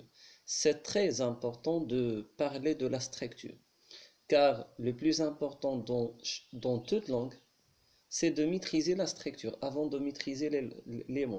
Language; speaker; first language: French; non-native, local second language; Arabic